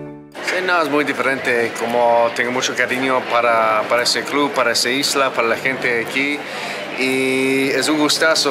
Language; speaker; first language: Spanish; non-native, fluent; English